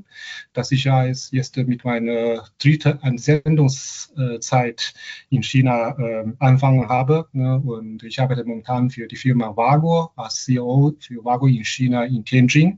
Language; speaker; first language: German; non-native, fluent; Chinese